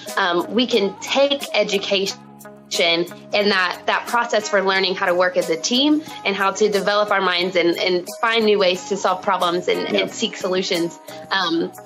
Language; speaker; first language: English; native; English